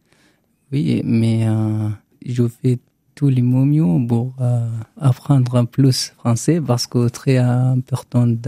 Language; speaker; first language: French; non-native, learner; Arabic